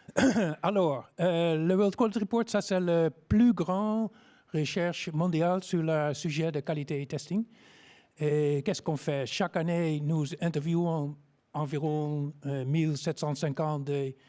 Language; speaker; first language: French; non-native, learner; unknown